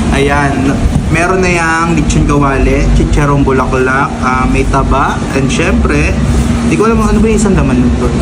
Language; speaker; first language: Filipino; native; Filipino